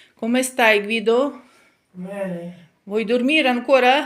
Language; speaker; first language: Italian; non-native, learner; Ukrainian